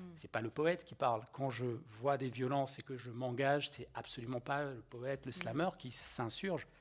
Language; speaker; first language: French; native; French